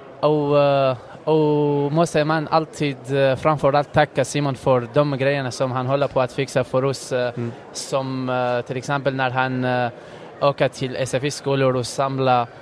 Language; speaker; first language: Swedish; non-native, fluent; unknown